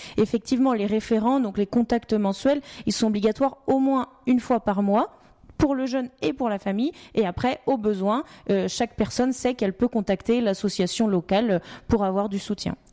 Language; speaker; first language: French; native; French